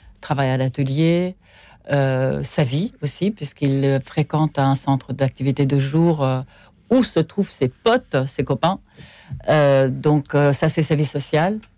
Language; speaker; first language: French; non-native, fluent; Russian